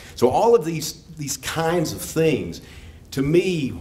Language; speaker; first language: English; native; English